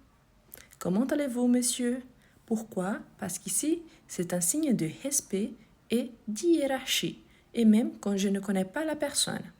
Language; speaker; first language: French; non-native, fluent; Portuguese